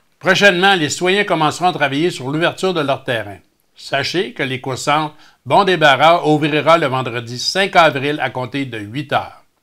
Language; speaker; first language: French; native; French